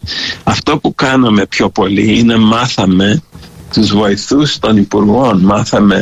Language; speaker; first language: Greek; early bilingual, heritage; Greek